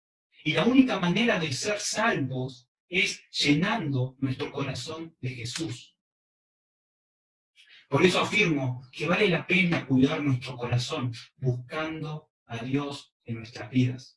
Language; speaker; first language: Spanish; early bilingual, other home language; Korean